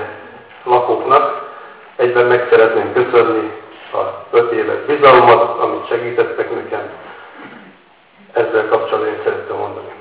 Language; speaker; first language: Hungarian; native; Hungarian